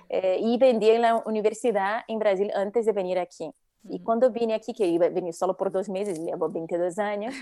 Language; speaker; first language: Spanish; non-native, fluent; Portuguese